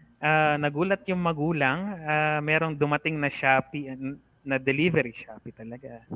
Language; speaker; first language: Filipino; native; Filipino